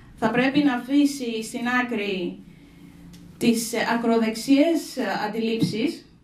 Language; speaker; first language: Greek; non-native, fluent; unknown